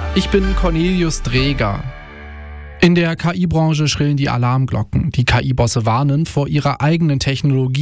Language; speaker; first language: German; native; German